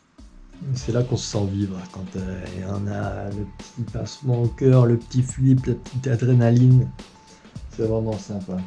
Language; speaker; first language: French; native; French